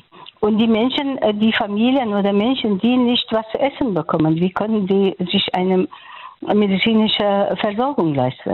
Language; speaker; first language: German; non-native, fluent; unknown